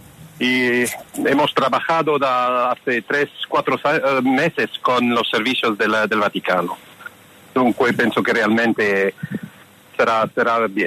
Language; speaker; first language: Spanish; non-native, fluent; French